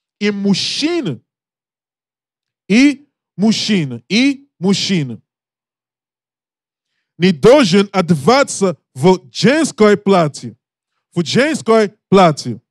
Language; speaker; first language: Russian; non-native, learner; English